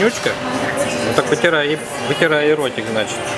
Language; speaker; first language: Russian; native; Russian